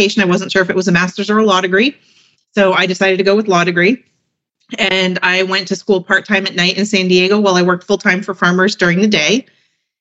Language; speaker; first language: English; native; English